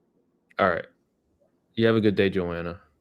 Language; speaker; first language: English; native; English